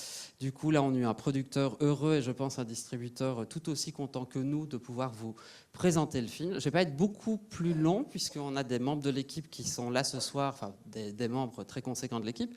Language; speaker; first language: French; native; French